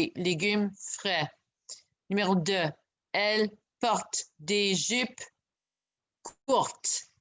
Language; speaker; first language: French; non-native, local second language; English